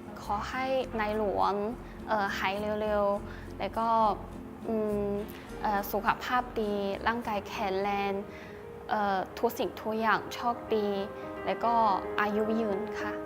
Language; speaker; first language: Thai; non-native, learner; Chinese